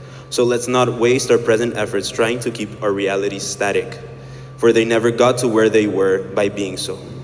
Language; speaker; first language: English; early bilingual, other home language; Spanish